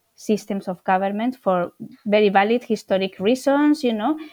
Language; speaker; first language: English; non-native, fluent; Spanish